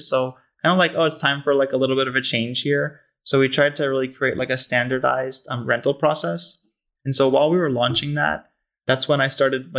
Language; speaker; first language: English; native; English